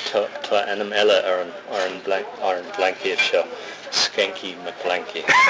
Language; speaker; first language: Irish; non-native, fluent; English